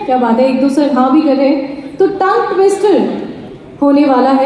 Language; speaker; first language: Hindi; native; Hindi